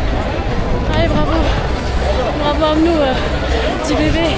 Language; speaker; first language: French; native; French